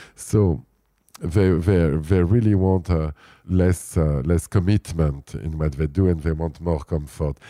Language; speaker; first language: English; non-native, fluent; French